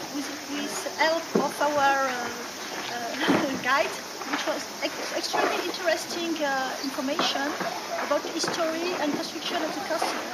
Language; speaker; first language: English; non-native, local second language; French